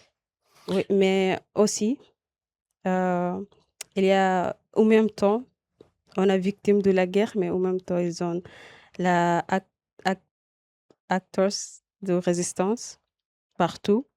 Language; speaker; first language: French; non-native, local second language; Arabic